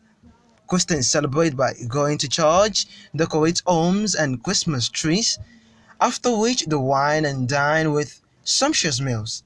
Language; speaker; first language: English; non-native, local second language; Yoruba